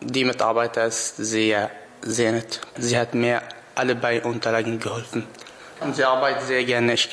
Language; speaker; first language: German; non-native, learner; Arabic